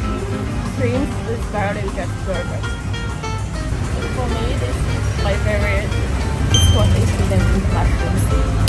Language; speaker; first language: English; non-native, learner; Russian